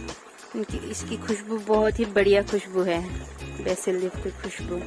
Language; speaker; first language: Hindi; non-native, local second language; Karbi